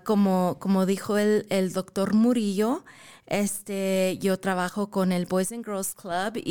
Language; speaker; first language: Spanish; early bilingual, heritage; English